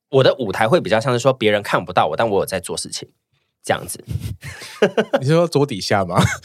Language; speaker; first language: Chinese; native; Chinese